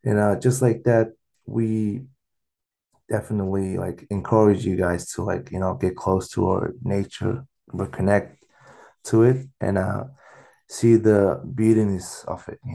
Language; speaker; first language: English; non-native, fluent; Mongolian